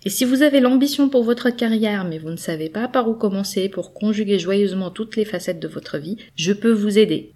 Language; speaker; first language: French; native; French